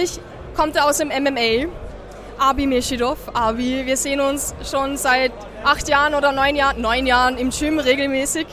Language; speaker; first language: German; native; German